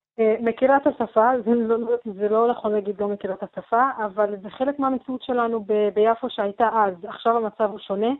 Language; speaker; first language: Hebrew; non-native, local second language; Arabic